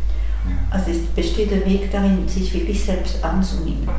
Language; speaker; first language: German; native; German